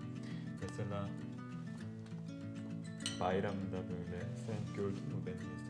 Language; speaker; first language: Turkish; non-native, fluent; Korean